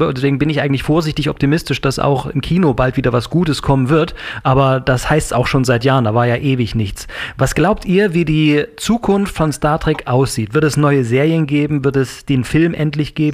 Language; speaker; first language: German; native; German